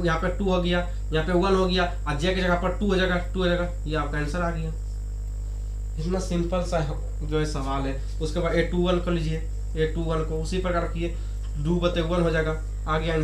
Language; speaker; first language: Hindi; native; Hindi